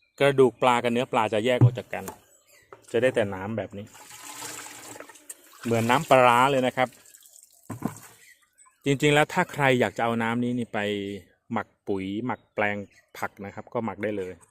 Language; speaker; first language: Thai; native; Thai